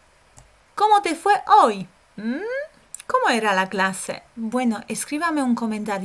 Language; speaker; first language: Spanish; non-native, fluent; Polish